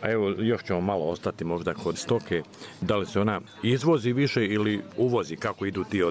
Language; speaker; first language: Serbian; native; Serbian